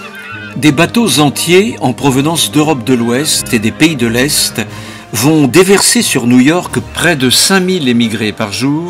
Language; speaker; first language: French; non-native, fluent; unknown